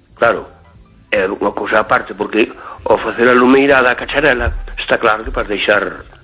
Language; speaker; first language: Galician; native; Galician